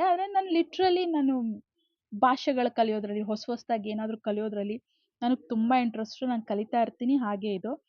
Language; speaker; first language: Kannada; native; Kannada